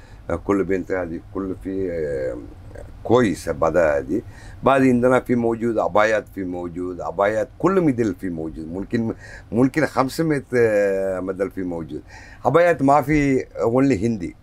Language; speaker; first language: Arabic; non-native, learner; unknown